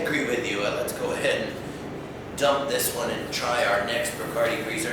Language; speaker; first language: English; native; English